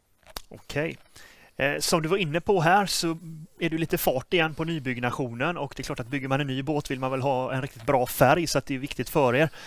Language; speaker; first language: Swedish; native; Swedish